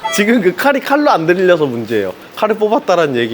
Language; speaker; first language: Korean; native; Korean